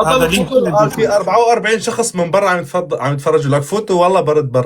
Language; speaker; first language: Arabic; native; Arabic